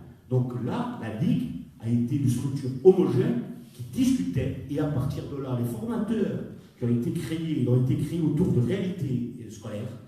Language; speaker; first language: French; native; French